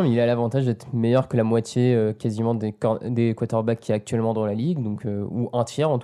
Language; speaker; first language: French; native; French